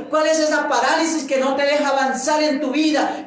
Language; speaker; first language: Spanish; native; Spanish